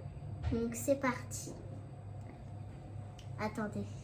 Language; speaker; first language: French; native; French